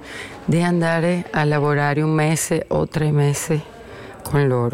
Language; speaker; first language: Italian; non-native, learner; Spanish